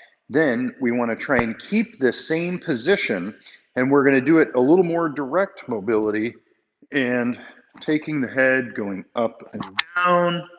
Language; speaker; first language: English; native; English